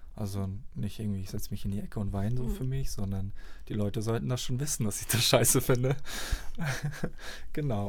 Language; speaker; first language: German; native; German